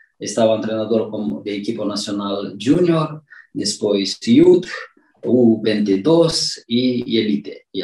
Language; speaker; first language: Spanish; non-native, learner; Romanian